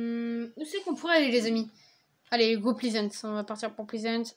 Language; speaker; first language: French; native; French